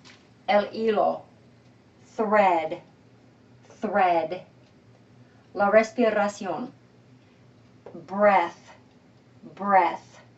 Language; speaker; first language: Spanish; non-native, fluent; English